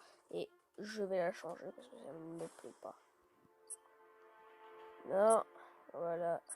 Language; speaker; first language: French; native; French